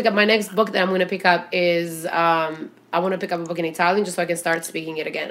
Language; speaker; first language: English; early bilingual, other home language; Albanian